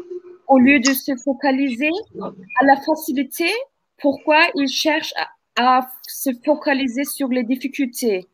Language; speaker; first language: French; non-native, fluent; Turkish